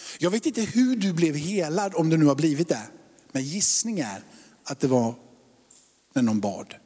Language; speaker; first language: Swedish; native; Swedish